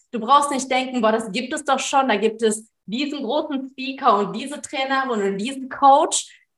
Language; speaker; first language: German; early bilingual, other home language; Tamil